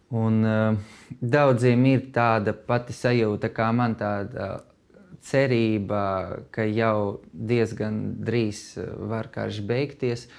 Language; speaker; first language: Latvian; non-native, fluent; Russian